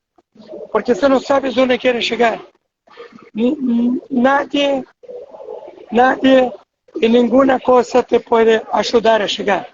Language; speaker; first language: Spanish; non-native, fluent; Portuguese